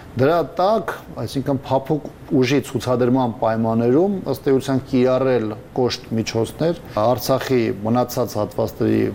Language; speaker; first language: Armenian; native; Armenian